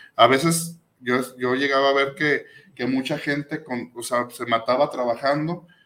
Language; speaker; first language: Spanish; native; Spanish